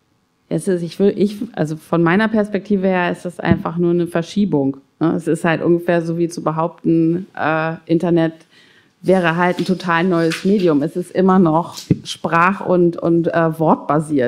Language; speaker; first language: German; native; German